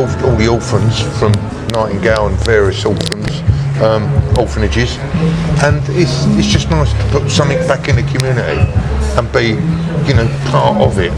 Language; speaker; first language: English; native; English